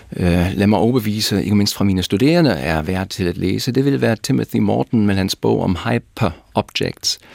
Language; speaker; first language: Danish; native; Danish